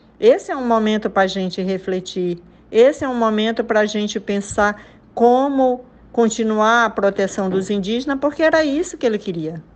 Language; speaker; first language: Portuguese; native; Portuguese